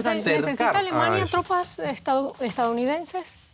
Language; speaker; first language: Spanish; native; Spanish